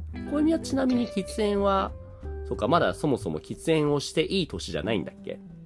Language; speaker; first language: Japanese; native; Japanese